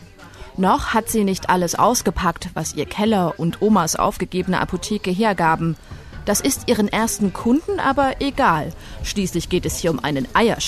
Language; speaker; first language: German; native; German